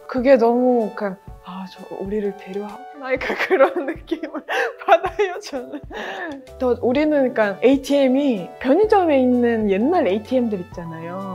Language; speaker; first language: Korean; non-native, fluent; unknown